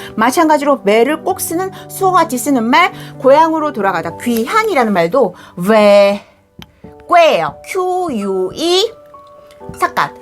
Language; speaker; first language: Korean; native; Korean